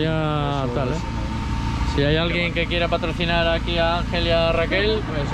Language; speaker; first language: Spanish; native; Spanish